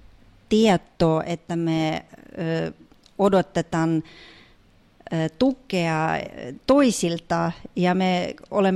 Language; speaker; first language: Finnish; non-native, fluent; Russian